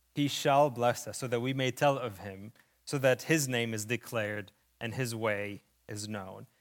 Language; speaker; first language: English; early bilingual, other home language; Arabic